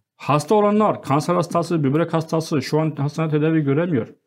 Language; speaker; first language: Turkish; non-native, fluent; Arabic